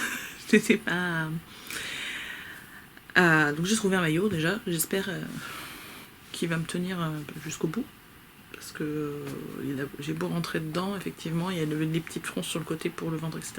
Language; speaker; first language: French; native; French